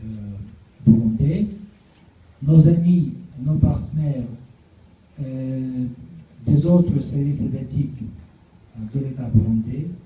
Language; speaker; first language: French; non-native, fluent; Russian